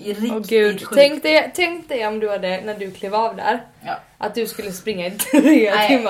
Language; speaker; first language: Swedish; native; Swedish